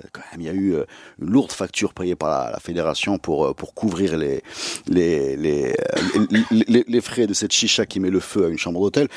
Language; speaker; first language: French; non-native, local second language; Arabic